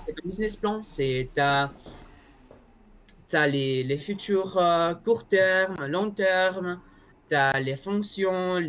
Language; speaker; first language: French; non-native, learner; Spanish